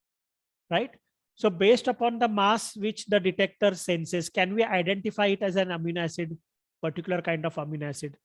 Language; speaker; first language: English; non-native, local second language; Marathi